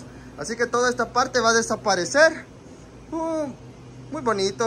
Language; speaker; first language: Spanish; native; Spanish